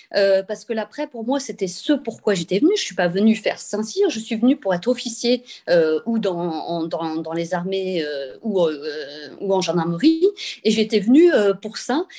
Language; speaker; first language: French; native; French